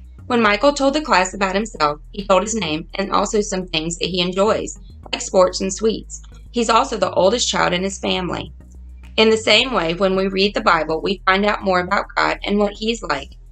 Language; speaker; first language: English; native; English